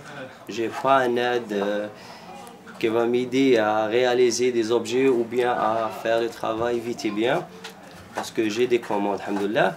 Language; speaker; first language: French; non-native, local second language; Arabic